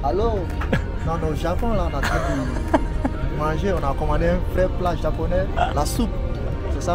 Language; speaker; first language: French; native; French